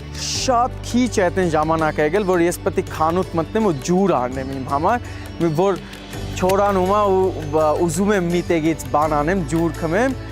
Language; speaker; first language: Armenian; non-native, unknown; Bangla